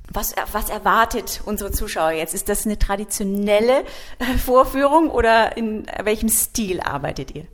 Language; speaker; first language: German; native; German